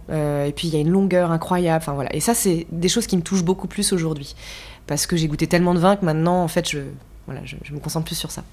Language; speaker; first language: French; native; French